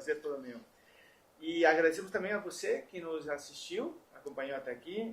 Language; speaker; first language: Portuguese; non-native, fluent; Spanish